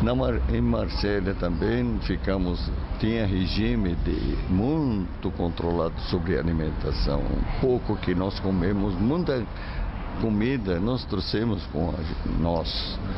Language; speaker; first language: Portuguese; non-native, fluent; Arabic